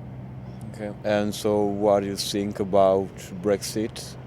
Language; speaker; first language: English; non-native, learner; French